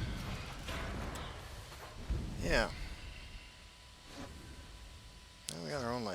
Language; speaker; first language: English; native; English